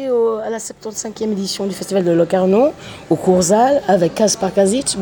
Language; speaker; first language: French; native; French